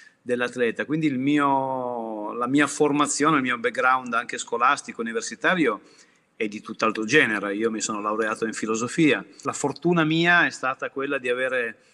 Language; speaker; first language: Italian; native; Italian